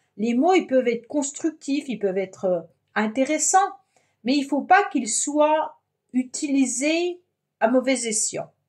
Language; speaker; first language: French; native; French